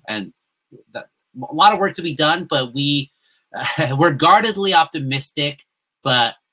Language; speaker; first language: English; early bilingual, other home language; Spanish